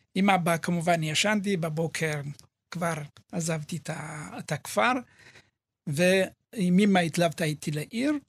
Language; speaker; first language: Hebrew; early bilingual, other home language; Amharic